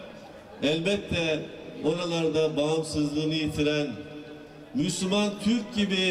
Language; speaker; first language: Turkish; native; Turkish